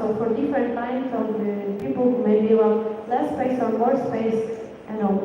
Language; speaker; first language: English; non-native, fluent; Russian